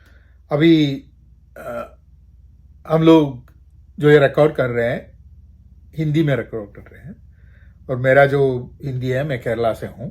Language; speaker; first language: Hindi; non-native, local second language; Malayalam